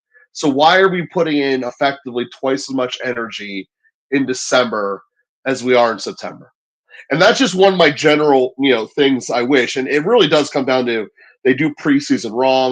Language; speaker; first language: English; native; English